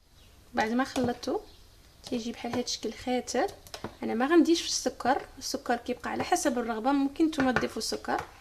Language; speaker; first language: Arabic; native; Arabic